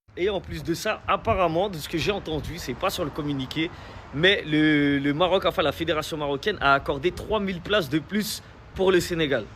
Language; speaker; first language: French; early bilingual, other home language; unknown